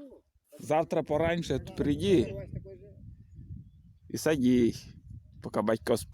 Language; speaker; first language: Russian; native; Russian